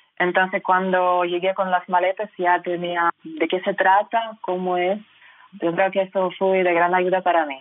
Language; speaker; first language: Spanish; non-native, fluent; Russian